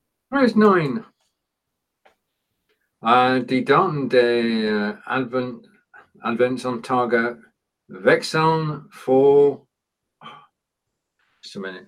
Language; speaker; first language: German; non-native, learner; English